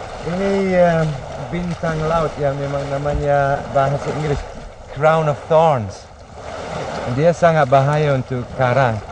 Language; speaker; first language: Indonesian; non-native, learner; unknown